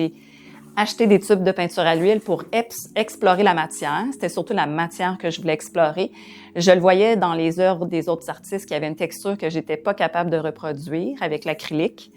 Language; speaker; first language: French; native; French